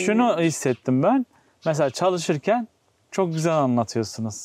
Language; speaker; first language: Turkish; native; Turkish